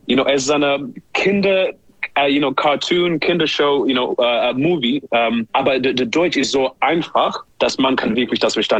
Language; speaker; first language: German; non-native, learner; English